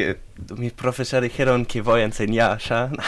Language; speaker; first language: Spanish; non-native, learner; German